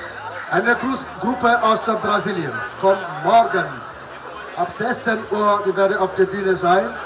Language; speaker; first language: German; non-native, learner; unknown